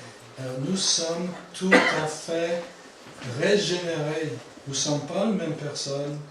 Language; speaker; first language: French; non-native, fluent; English